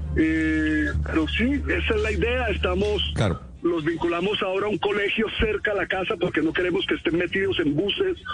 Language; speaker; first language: Spanish; native; Spanish